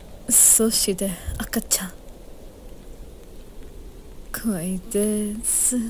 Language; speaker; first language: Japanese; non-native, learner; English